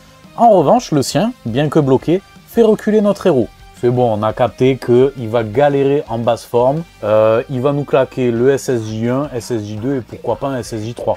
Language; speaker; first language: French; native; French